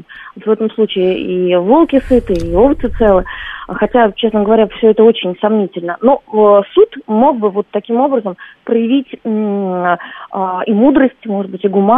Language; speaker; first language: Russian; native; Russian